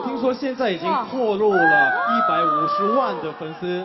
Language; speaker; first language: Chinese; non-native, fluent; Korean